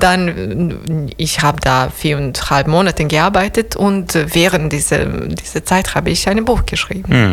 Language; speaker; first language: German; non-native, fluent; Serbian